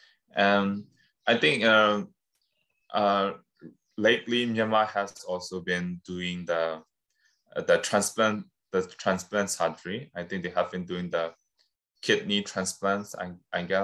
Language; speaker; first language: English; non-native, fluent; Burmese